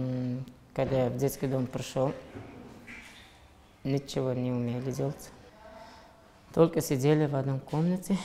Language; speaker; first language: Russian; non-native, local second language; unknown